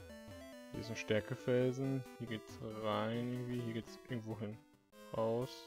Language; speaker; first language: German; native; German